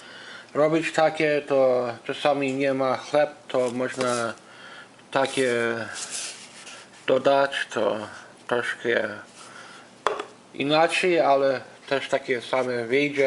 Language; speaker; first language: Polish; early bilingual, heritage; Polish